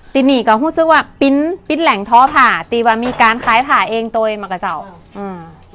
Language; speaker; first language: Thai; native; Thai